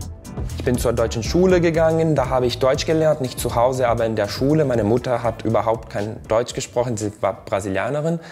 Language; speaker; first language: German; non-native, fluent; Portuguese